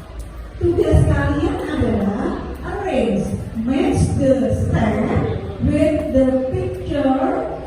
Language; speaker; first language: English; non-native, learner; Indonesian